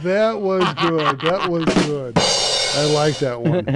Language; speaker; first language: English; native; English